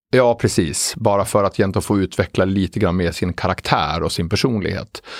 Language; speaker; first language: Swedish; native; Swedish